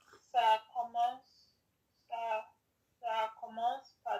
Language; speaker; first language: French; non-native, learner; English